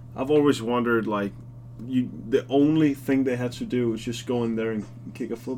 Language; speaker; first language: English; non-native, fluent; Danish